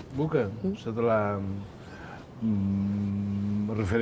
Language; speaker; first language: Indonesian; non-native, fluent; Tetum